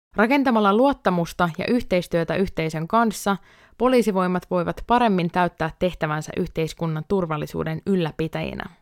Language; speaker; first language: Finnish; native; Finnish